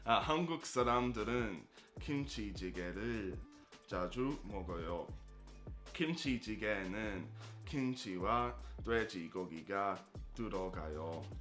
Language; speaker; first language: Korean; non-native, learner; English